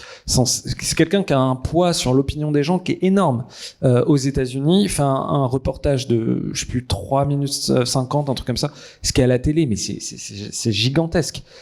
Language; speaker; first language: French; native; French